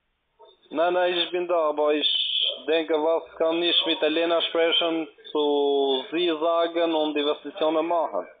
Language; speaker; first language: German; non-native, learner; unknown